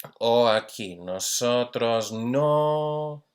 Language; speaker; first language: Spanish; non-native, fluent; English